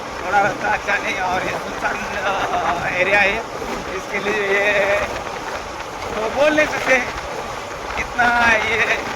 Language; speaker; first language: Hindi; non-native, local second language; Marathi